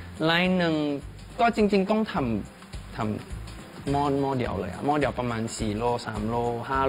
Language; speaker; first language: Thai; non-native, fluent; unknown